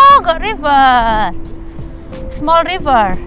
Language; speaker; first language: English; non-native, learner; Indonesian